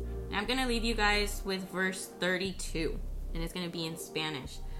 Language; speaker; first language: English; early bilingual, other home language; Spanish